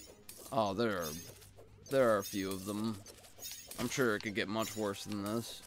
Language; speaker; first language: English; native; English